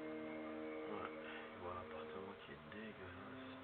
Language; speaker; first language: French; native; French